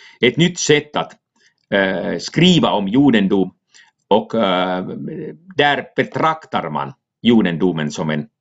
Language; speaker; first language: Swedish; non-native, local second language; Finnish